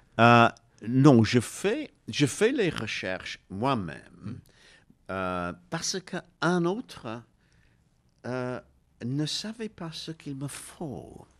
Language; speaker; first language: French; non-native, learner; English